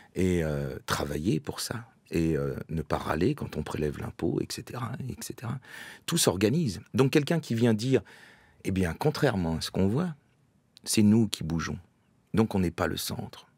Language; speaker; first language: French; native; French